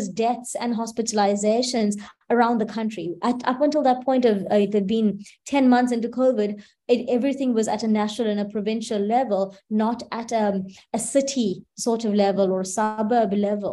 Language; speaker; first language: English; native; English